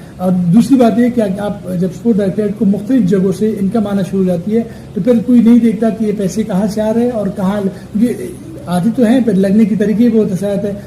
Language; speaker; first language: Urdu; non-native, local second language; Pashto